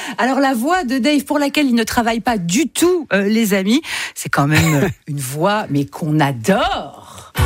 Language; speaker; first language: French; native; French